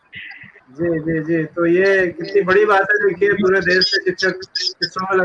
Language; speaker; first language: Hindi; native; Hindi